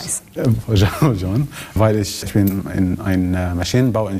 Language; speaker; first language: German; non-native, learner; Arabic